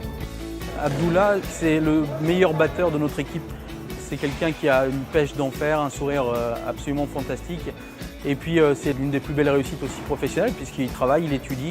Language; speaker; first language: French; native; French